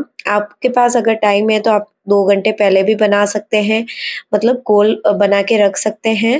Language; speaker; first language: Hindi; native; Hindi